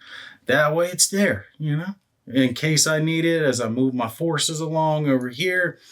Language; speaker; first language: English; native; English